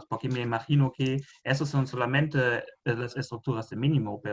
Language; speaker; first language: Spanish; non-native, fluent; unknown